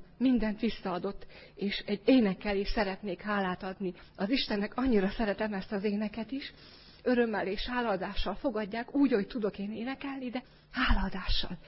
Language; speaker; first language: Hungarian; native; Hungarian